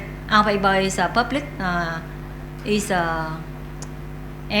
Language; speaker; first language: English; non-native, learner; Vietnamese